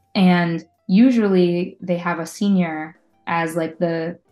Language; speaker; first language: English; native; English